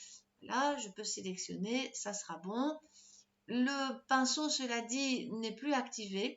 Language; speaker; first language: French; native; French